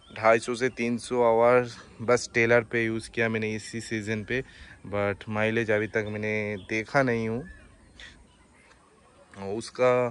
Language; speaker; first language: Hindi; non-native, local second language; Bangla